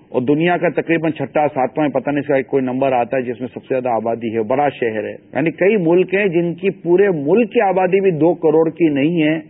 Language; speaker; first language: Urdu; native; Urdu